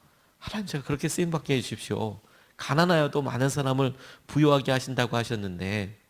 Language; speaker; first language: Korean; native; Korean